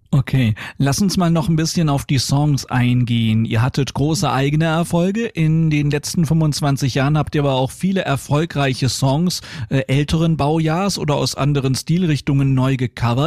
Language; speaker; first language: German; native; German